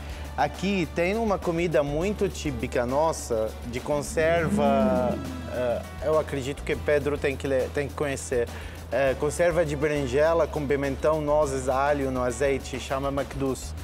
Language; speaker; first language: Portuguese; non-native, fluent; Arabic